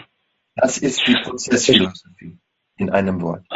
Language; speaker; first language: German; non-native, fluent; English